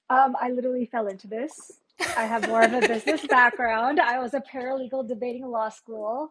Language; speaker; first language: English; native; English